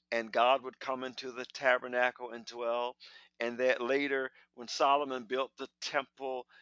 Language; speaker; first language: English; native; English